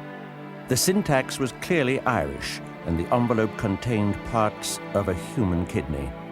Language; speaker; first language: English; native; English